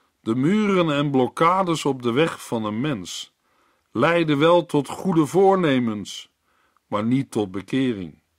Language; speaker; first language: Dutch; native; Dutch